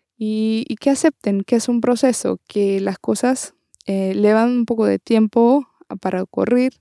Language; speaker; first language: Spanish; non-native, learner; Portuguese